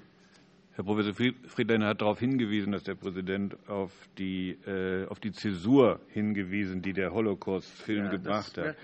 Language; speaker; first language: German; native; German